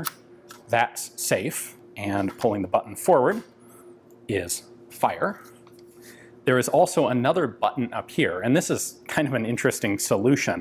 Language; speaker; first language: English; native; English